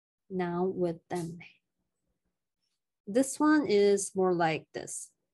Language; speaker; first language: English; non-native, fluent; Korean